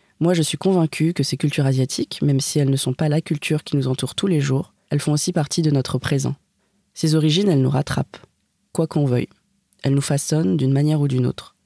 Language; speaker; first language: French; native; French